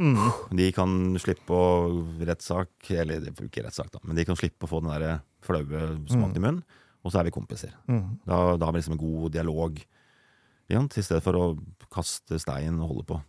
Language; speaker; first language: Norwegian; native; Norwegian